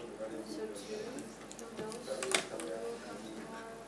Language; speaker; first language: English; non-native, learner; Russian